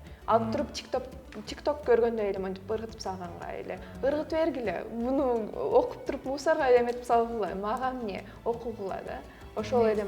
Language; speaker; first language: Kyrgyz; early bilingual, heritage; Kyrgyz